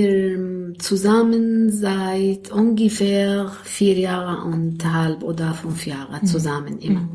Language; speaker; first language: German; non-native, learner; Arabic